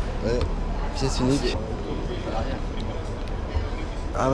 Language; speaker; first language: French; native; French